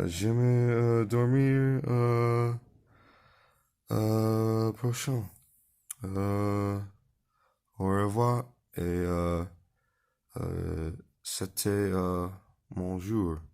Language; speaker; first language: French; non-native, learner; English